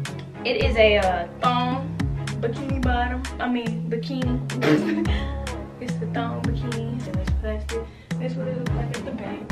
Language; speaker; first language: English; native; English